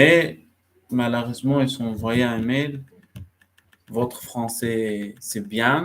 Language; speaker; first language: French; non-native, learner; Arabic